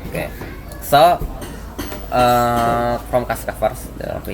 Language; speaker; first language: English; non-native, learner; Indonesian